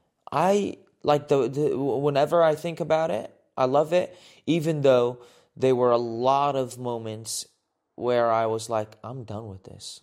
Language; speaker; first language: English; native; English